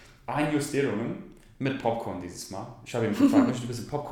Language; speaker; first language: German; non-native, learner; English